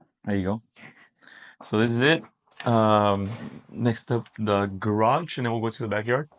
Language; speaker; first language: English; native; English